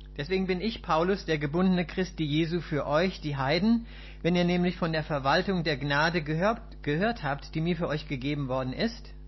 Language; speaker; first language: German; native; German